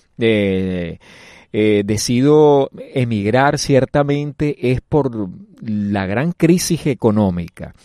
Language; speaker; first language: Spanish; native; Spanish